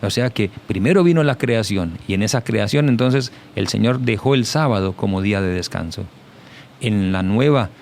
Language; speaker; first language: Spanish; native; Spanish